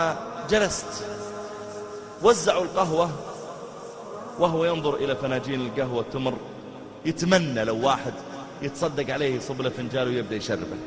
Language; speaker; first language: Arabic; native; Arabic